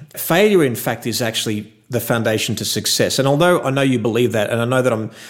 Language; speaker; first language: English; native; English